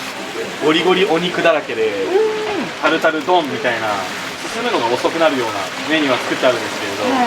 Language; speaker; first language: Japanese; native; Japanese